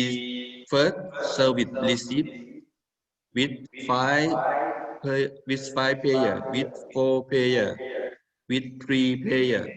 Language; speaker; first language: English; non-native, learner; Thai